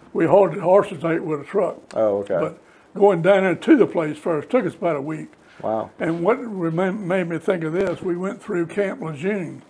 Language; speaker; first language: English; native; English